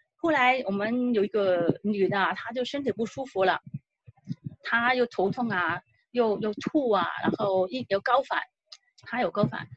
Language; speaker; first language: Chinese; non-native, local second language; Cantonese